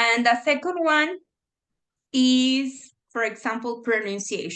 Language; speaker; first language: English; non-native, fluent; Spanish